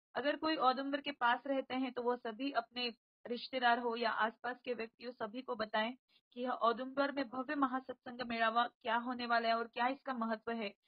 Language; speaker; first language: Hindi; non-native, local second language; Marathi